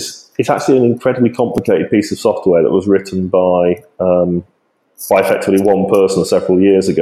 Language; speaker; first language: English; native; English